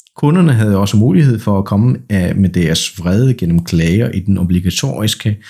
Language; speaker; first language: Danish; non-native, fluent; Polish